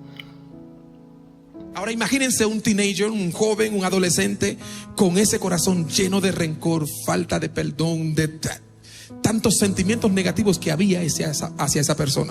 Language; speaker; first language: Spanish; non-native, fluent; Haitian Creole